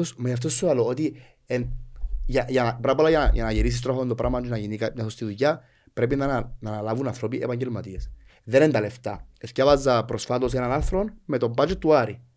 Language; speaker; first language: Greek; native; Greek